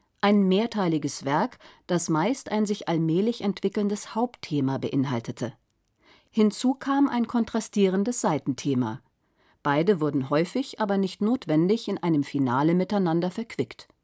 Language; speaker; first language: German; native; German